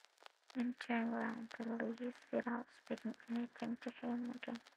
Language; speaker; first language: English; non-native, learner; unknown